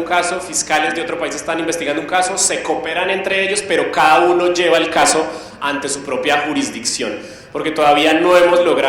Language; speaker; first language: Spanish; native; Spanish